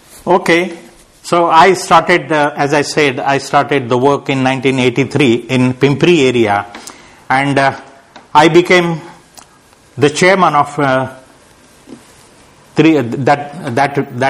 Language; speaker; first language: English; non-native, local second language; Marathi